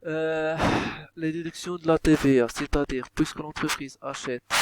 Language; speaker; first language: French; non-native, local second language; Arabic